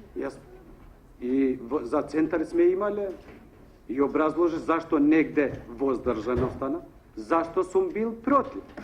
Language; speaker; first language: Macedonian; non-native, local second language; Albanian